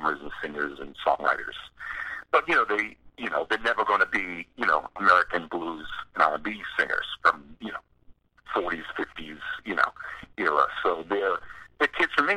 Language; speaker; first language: English; native; English